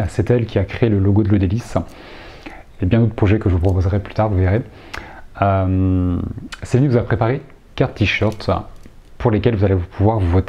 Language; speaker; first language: French; native; French